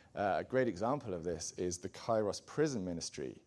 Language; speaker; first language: English; native; English